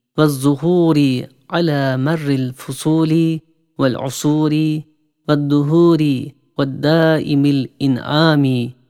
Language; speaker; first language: Arabic; non-native, fluent; Turkish